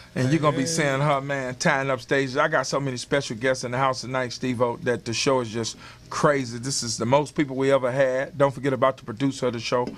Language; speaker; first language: English; native; English